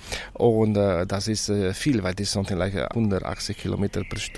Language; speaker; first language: German; non-native, fluent; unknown